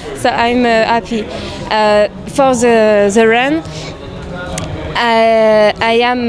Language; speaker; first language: English; non-native, learner; French